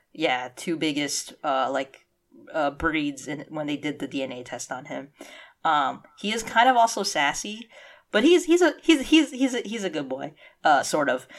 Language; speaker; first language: English; early bilingual, other home language; Cantonese